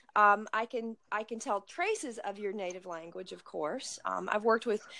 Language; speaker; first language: English; native; English